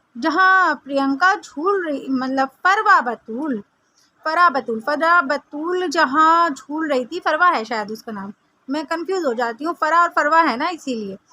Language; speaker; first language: Hindi; native; Hindi